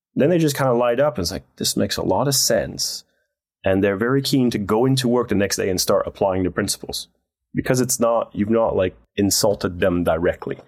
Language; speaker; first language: English; non-native, fluent; Dutch